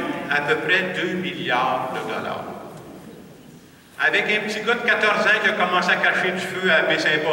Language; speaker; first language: French; native; French